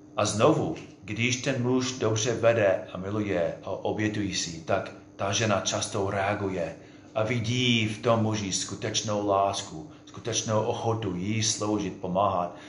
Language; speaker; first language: Czech; non-native, fluent; English